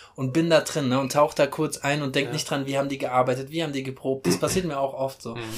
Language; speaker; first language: German; native; German